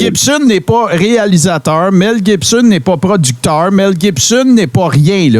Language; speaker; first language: French; native; French